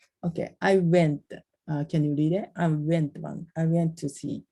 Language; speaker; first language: English; non-native, learner; Japanese